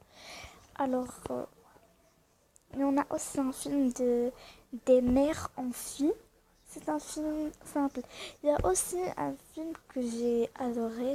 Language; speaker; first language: French; non-native, learner; Arabic